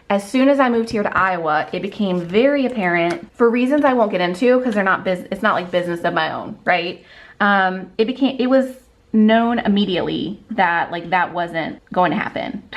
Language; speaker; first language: English; native; English